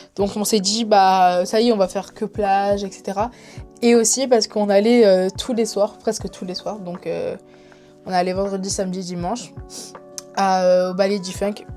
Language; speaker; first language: French; early bilingual, other home language; Spanish